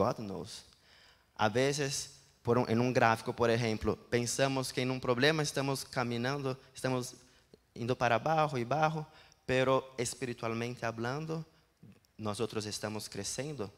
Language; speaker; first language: Spanish; non-native, learner; Portuguese